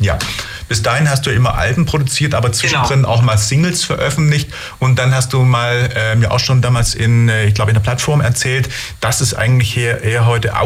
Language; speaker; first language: German; native; German